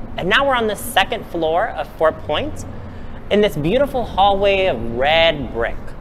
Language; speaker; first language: English; early bilingual, other home language; Spanish